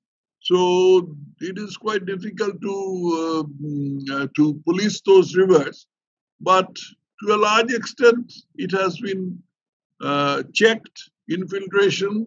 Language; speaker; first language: English; non-native, local second language; Bangla